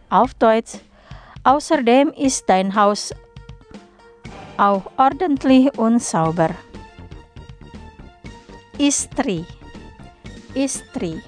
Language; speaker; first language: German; non-native, fluent; Indonesian